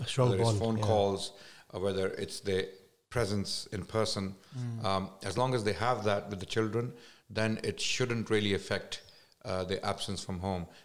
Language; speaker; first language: English; non-native, local second language; Urdu